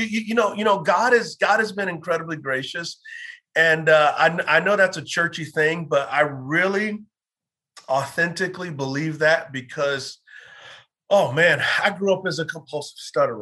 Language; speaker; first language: English; native; English